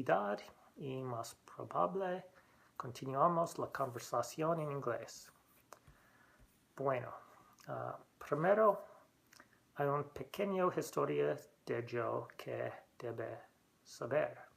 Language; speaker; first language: Spanish; non-native, learner; English